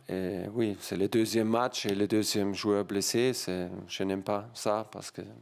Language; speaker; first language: French; non-native, learner; German